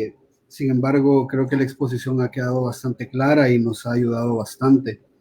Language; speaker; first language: Spanish; native; Spanish